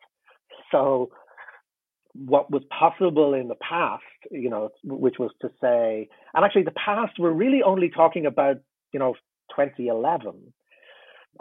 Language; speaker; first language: English; native; English